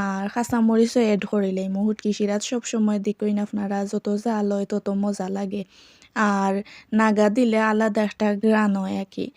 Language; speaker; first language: Bangla; non-native, local second language; Sylheti